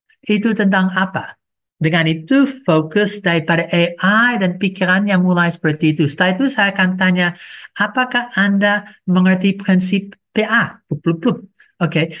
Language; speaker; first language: Indonesian; non-native, fluent; English